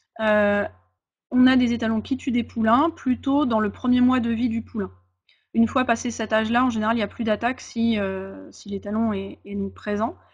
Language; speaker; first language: French; native; French